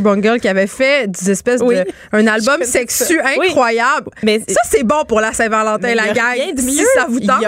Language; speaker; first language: French; native; French